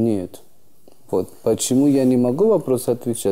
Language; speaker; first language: Russian; non-native, learner; Persian